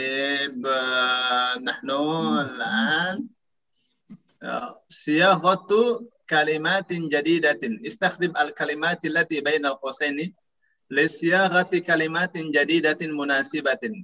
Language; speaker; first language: Arabic; non-native, fluent; Indonesian